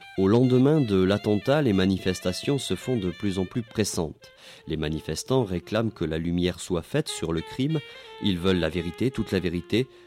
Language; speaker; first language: French; native; French